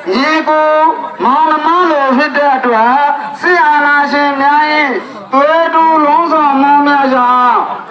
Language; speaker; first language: Burmese; non-native, local second language; Rohingya